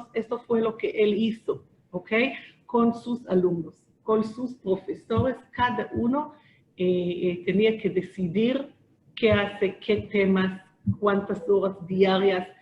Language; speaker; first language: Spanish; non-native, fluent; Hebrew